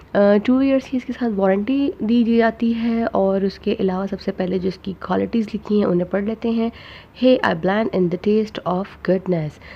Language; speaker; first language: Urdu; non-native, local second language; Punjabi